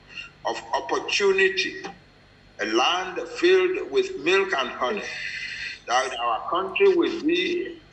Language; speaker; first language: English; non-native, local second language; Yoruba